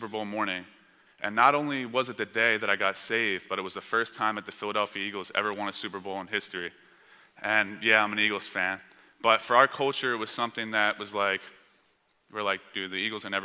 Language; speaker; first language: English; native; English